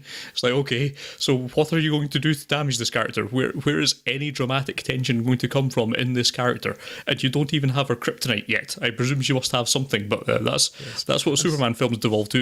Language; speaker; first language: English; native; English